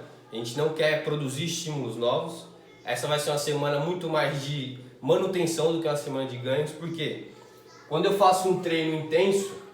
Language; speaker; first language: Portuguese; native; Portuguese